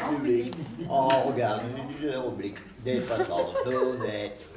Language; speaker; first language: French; native; French